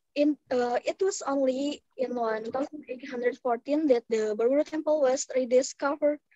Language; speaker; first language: English; non-native, fluent; Indonesian